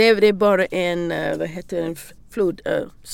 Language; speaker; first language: Swedish; non-native, learner; English